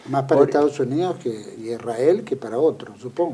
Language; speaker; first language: Spanish; native; Spanish